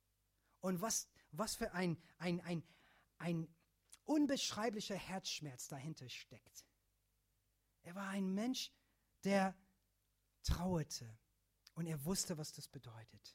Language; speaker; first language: German; non-native, fluent; English